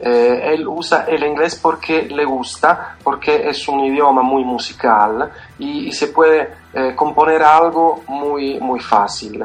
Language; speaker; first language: Spanish; non-native, fluent; Italian